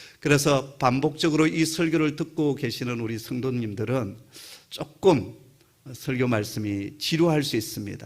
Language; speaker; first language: Korean; native; Korean